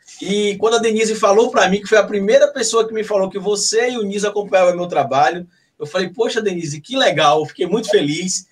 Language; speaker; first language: Portuguese; native; Portuguese